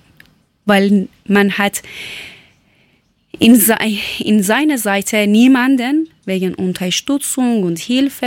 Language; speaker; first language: German; non-native, learner; Persian